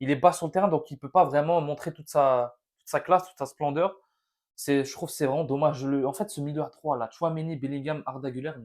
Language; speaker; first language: French; native; French